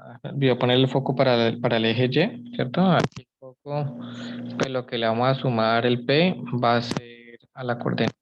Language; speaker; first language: Spanish; native; Spanish